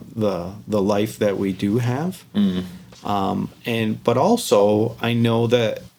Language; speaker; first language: English; native; English